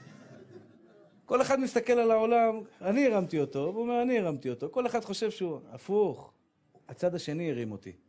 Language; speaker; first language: Hebrew; native; Hebrew